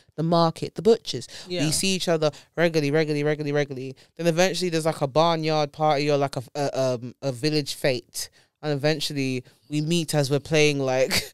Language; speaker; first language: English; native; English